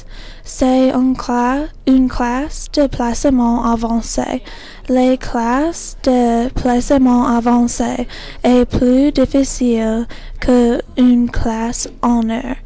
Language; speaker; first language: French; non-native, learner; English